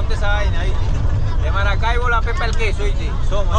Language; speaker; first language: Spanish; native; Spanish